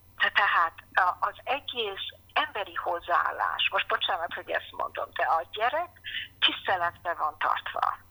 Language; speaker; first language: Hungarian; early bilingual, heritage; Hungarian